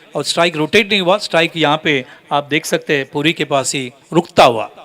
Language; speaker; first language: Hindi; non-native, local second language; Marathi